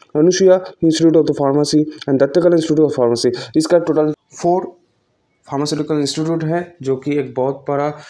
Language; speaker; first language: Hindi; non-native, local second language; Bangla